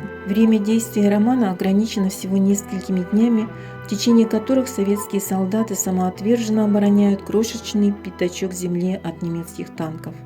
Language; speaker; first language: Russian; native; Russian